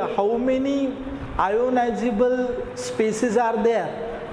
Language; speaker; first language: English; non-native, local second language; Marathi